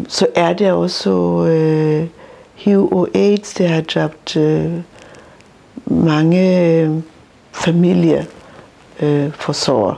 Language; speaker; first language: Danish; non-native, local second language; Masai